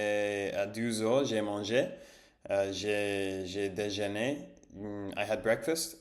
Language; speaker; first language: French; non-native, learner; English